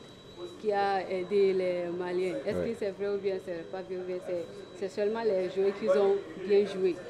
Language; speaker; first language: French; non-native, learner; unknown